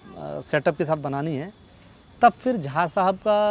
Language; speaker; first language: Hindi; native; Hindi